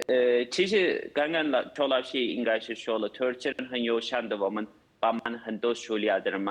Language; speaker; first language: Chinese; non-native, fluent; Turkish